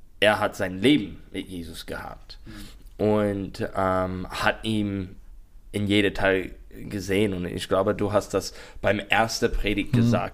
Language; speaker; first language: German; non-native, learner; English